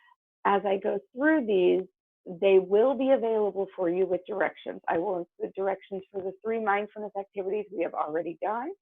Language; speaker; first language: English; native; English